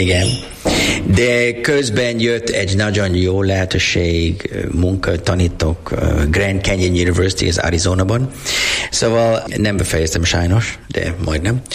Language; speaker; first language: Hungarian; non-native, learner; English